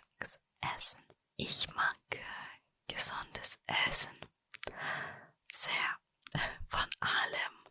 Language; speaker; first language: German; non-native, fluent; Russian